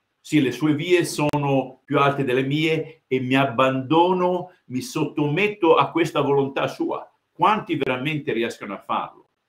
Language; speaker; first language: Italian; early bilingual, heritage; Italian